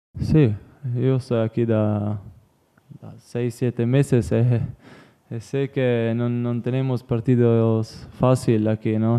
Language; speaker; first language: Spanish; non-native, learner; Italian